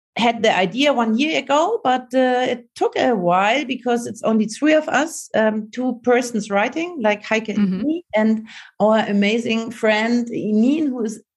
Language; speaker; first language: English; non-native, learner; German